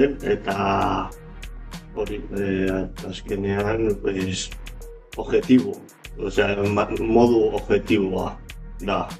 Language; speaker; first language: Basque; non-native, learner; Spanish